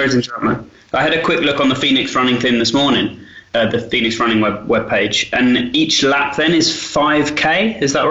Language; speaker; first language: English; native; English